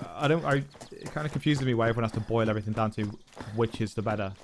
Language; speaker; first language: English; native; English